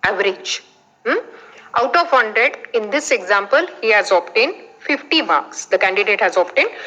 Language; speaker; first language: English; non-native, local second language; Marathi